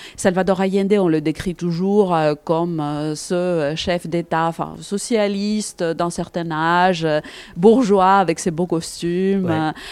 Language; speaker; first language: French; non-native, fluent; Greek